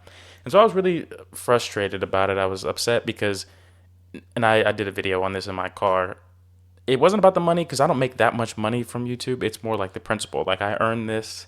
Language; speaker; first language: English; native; English